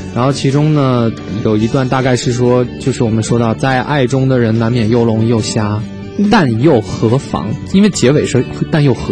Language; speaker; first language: Chinese; native; Chinese